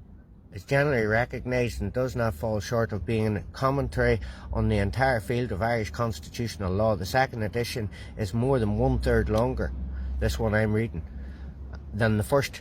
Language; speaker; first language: English; native; English